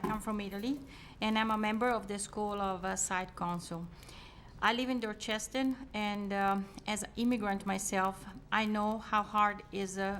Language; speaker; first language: English; non-native, learner; Italian